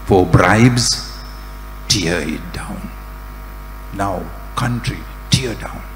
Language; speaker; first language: English; non-native, local second language; Sinhala